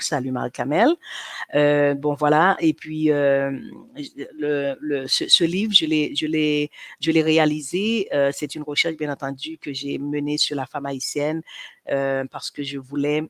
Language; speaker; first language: French; non-native, local second language; Haitian Creole